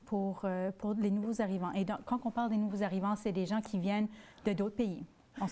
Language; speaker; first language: French; native; French